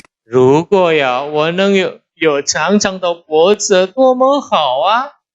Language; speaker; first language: Chinese; non-native, fluent; Indonesian